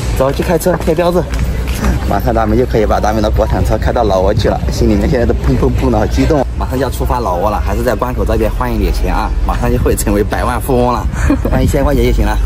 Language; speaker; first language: Chinese; native; Chinese